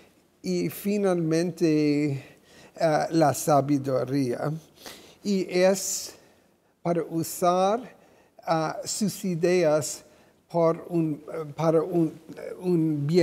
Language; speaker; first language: Spanish; non-native, fluent; English